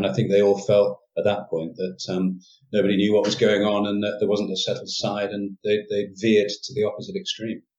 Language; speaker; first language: English; native; English